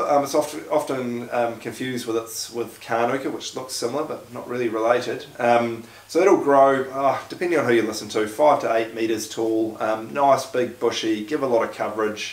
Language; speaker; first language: English; native; English